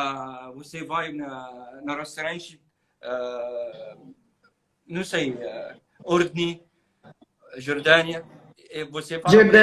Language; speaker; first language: Portuguese; non-native, learner; Arabic